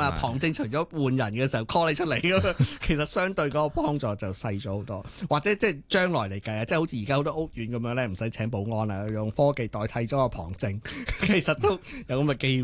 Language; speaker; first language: Cantonese; native; Cantonese